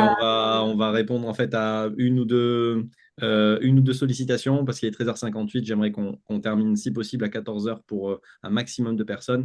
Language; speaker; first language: French; native; French